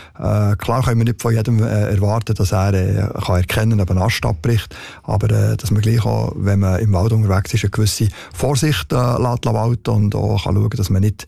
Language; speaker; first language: German; native; German